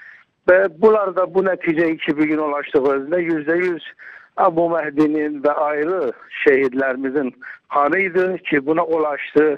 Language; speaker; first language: Turkish; non-native, learner; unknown